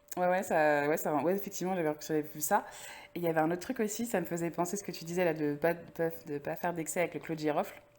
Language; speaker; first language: French; native; French